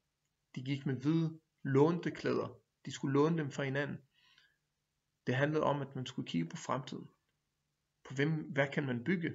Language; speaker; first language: Danish; non-native, fluent; Hebrew